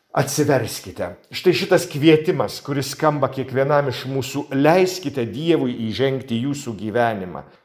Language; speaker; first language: Lithuanian; native; Lithuanian